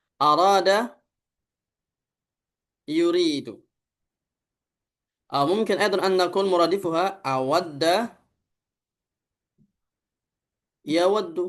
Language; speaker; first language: Arabic; non-native, fluent; Indonesian